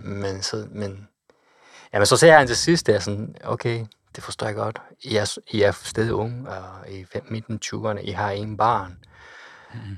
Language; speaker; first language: Danish; non-native, fluent; Japanese